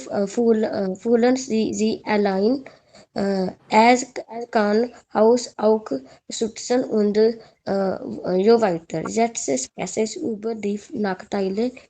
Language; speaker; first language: German; non-native, learner; Hindi